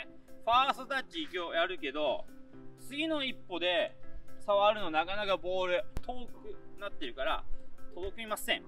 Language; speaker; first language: Japanese; native; Japanese